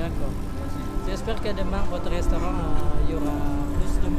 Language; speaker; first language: French; non-native, fluent; Indonesian